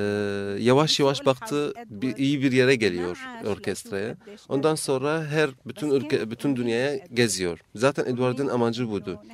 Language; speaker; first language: Turkish; non-native, fluent; Arabic